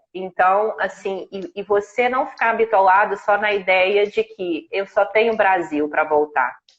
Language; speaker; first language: Portuguese; native; Portuguese